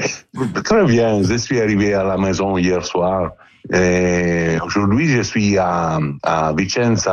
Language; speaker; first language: French; non-native, fluent; Italian